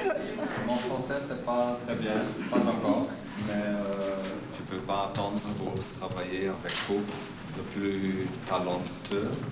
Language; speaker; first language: French; non-native, learner; Dutch